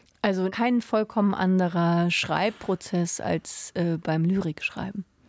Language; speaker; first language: German; native; German